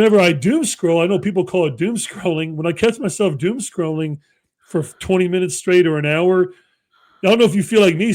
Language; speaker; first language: English; native; English